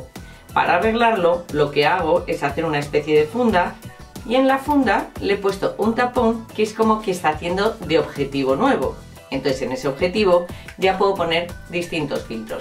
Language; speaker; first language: Spanish; native; Spanish